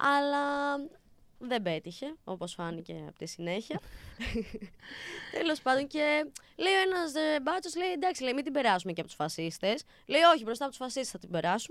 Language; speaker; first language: Greek; native; Greek